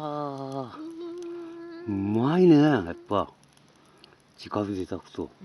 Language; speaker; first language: Japanese; native; Japanese